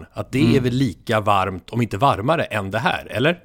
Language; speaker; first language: Swedish; native; Swedish